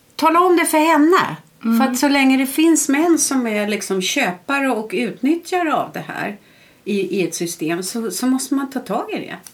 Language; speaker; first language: Swedish; early bilingual, other home language; Estonian